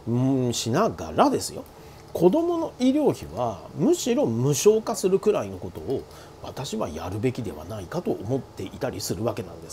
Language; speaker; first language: Japanese; native; Japanese